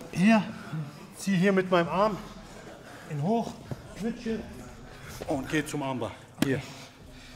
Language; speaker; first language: German; native; German